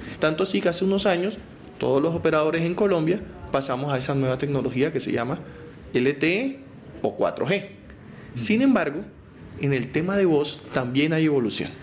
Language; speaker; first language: Spanish; native; Spanish